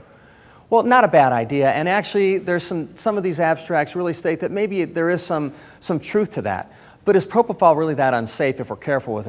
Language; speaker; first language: English; native; English